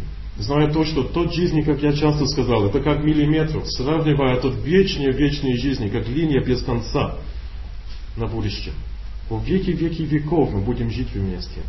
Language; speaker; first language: Russian; non-native, learner; English